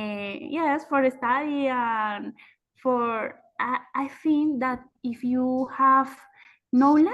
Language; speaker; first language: English; non-native, learner; Spanish